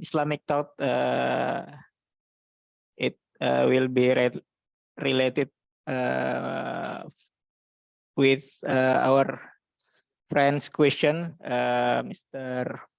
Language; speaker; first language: English; non-native, learner; Indonesian